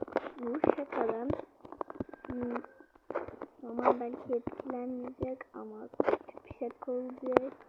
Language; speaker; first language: Turkish; native; Turkish